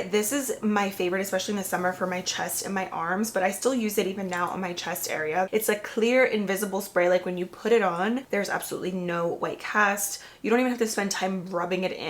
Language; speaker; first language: English; native; English